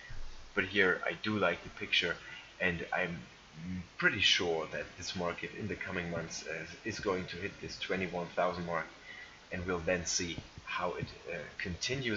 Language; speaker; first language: English; non-native, fluent; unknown